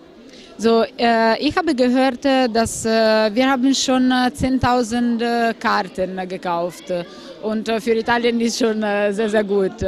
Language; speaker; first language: German; non-native, fluent; Italian